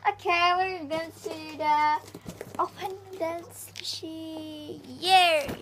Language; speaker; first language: English; non-native, learner; Indonesian